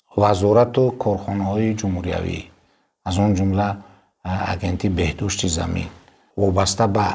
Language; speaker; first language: Tajik; native; Tajik